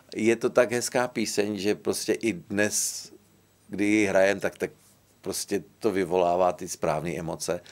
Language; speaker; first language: Czech; native; Czech